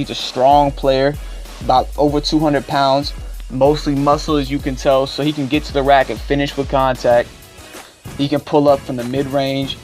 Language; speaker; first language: English; native; English